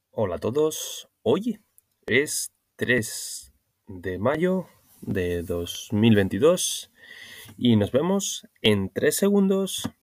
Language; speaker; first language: Spanish; non-native, learner; Norwegian